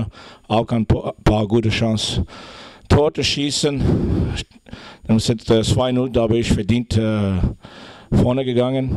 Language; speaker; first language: German; non-native, fluent; French